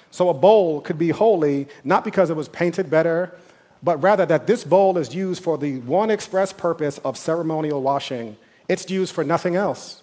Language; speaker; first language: English; native; English